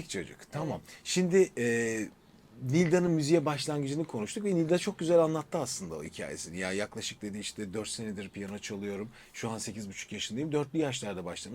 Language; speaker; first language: Turkish; native; Turkish